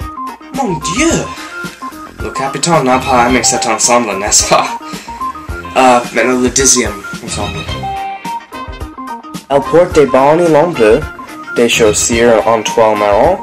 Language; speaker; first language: French; non-native, learner; English